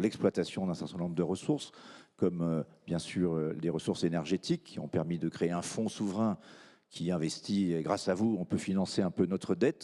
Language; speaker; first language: French; native; French